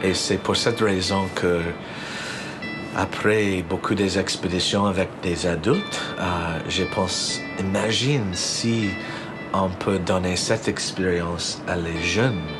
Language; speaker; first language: French; non-native, learner; English